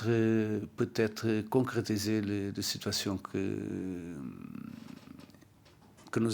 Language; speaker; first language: French; non-native, learner; Portuguese